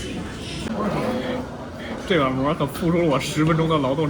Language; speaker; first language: Chinese; native; Chinese